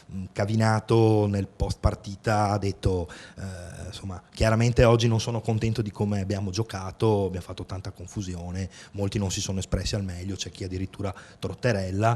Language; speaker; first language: Italian; native; Italian